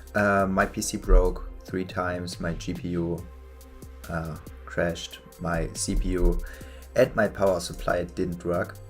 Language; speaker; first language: English; non-native, fluent; German